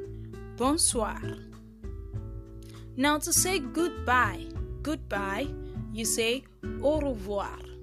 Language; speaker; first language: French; non-native, fluent; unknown